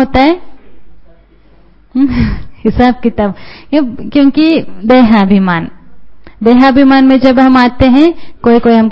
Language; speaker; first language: Hindi; native; Hindi